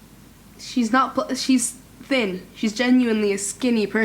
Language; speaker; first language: English; native; English